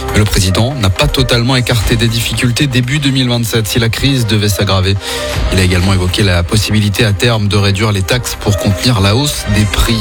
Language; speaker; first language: French; native; French